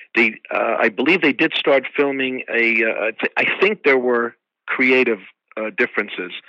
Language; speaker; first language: English; native; English